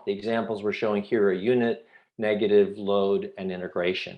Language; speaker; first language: English; native; English